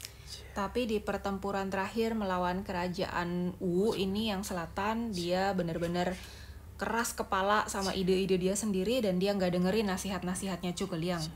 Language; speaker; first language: Indonesian; native; Indonesian